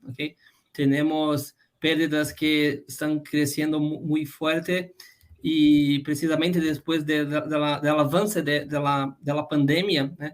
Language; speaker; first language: Spanish; non-native, fluent; Portuguese